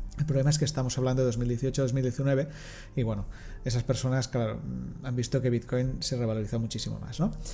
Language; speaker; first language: Spanish; non-native, local second language; Catalan